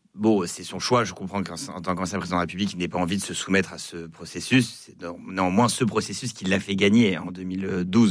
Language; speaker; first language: French; native; French